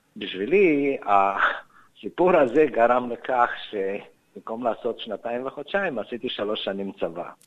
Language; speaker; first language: Hebrew; non-native, fluent; Romanian